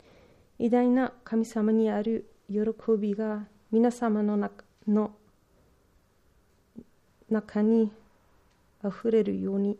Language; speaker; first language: Japanese; non-native, learner; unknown